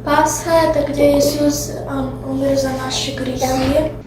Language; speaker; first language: Russian; early bilingual, heritage; Russian